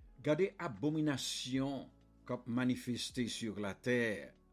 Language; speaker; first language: French; non-native, local second language; Haitian Creole